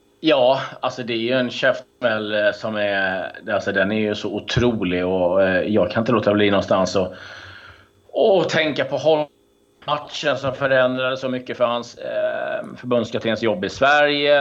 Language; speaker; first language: Swedish; native; Swedish